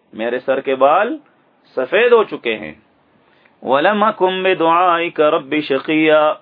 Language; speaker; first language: Urdu; native; Urdu